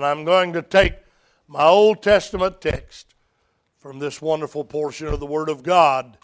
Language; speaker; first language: English; native; English